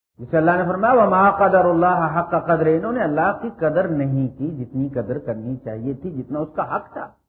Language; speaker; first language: Urdu; native; Urdu